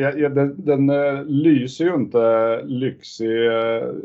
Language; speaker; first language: Swedish; non-native, fluent; English